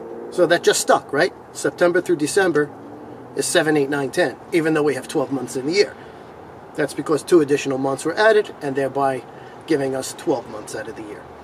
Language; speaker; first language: English; native; English